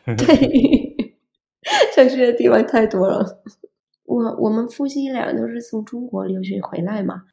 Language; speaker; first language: Chinese; non-native, fluent; Vietnamese